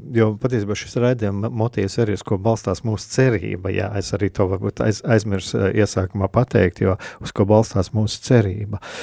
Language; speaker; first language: Latvian; native; Latvian